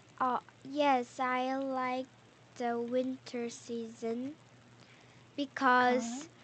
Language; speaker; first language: English; non-native, learner; Korean